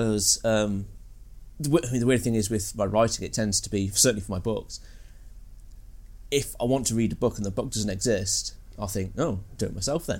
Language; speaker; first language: English; native; English